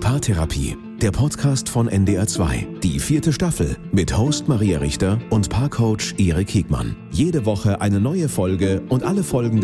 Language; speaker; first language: German; native; German